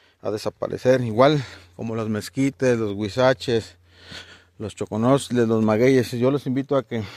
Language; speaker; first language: Spanish; native; Spanish